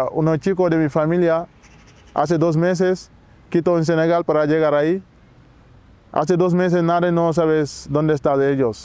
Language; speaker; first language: Spanish; non-native, learner; Wolof